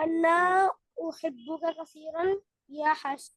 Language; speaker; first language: Arabic; non-native, learner; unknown